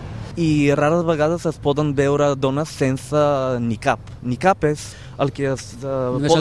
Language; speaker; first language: Catalan; non-native, fluent; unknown